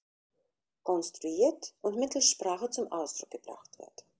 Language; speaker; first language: German; non-native, fluent; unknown